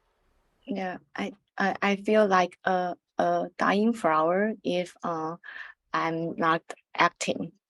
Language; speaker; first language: English; non-native, learner; Chinese